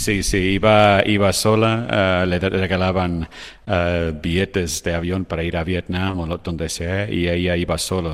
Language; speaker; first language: Spanish; non-native, fluent; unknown